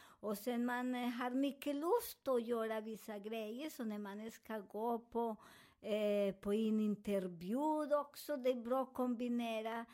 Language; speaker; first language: Swedish; non-native, learner; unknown